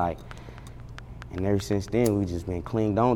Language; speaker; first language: English; native; English